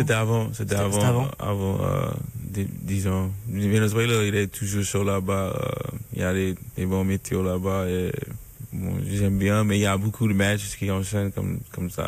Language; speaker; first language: French; non-native, learner; English